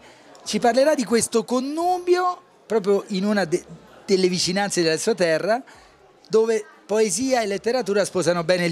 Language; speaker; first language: Italian; native; Italian